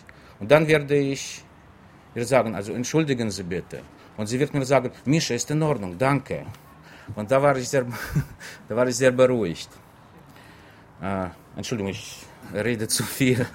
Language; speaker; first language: German; non-native, fluent; Russian